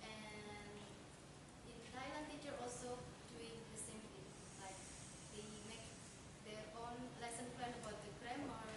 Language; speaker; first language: English; non-native, fluent; Indonesian